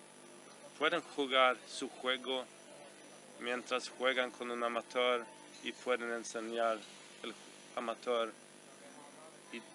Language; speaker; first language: Spanish; non-native, fluent; Swedish